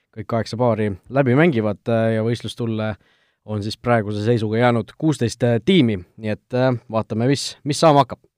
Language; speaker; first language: Estonian; native; Estonian